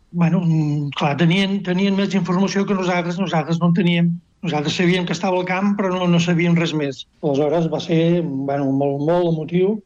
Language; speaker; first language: Catalan; native; Catalan